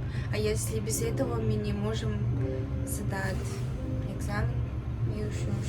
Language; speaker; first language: Russian; non-native, learner; Mongolian